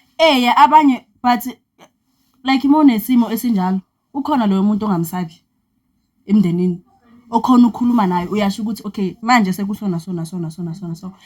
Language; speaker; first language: Zulu; non-native, local second language; Xhosa